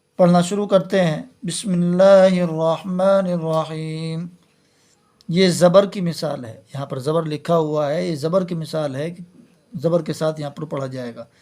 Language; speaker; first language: Urdu; native; Urdu